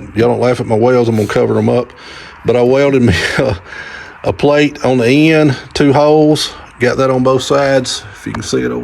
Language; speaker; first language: English; native; English